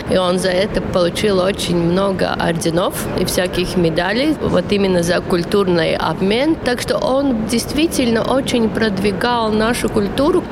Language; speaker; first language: Russian; non-native, local second language; Latvian